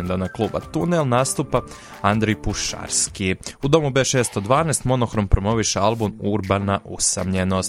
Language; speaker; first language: Serbian; native; Serbian